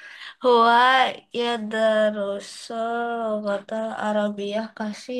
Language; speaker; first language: Arabic; non-native, learner; Indonesian